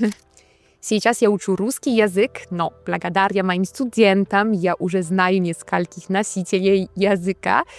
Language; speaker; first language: Russian; non-native, learner; Polish